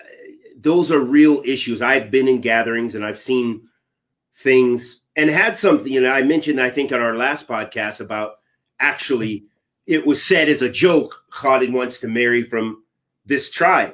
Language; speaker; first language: English; native; English